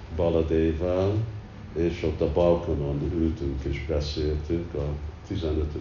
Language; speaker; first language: Hungarian; early bilingual, heritage; Hungarian